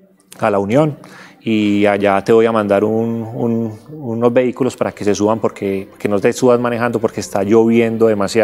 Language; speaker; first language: Spanish; native; Spanish